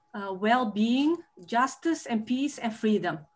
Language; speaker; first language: English; non-native, learner; Dutch